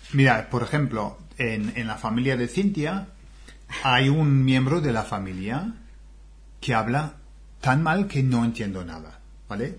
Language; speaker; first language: Spanish; non-native, fluent; English